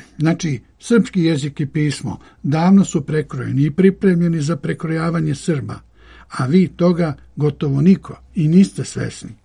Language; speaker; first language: Serbian; native; Serbian